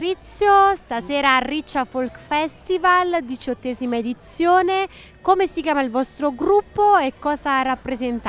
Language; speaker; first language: Italian; native; Italian